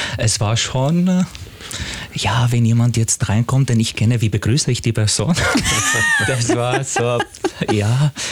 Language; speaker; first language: German; non-native, fluent; Arabic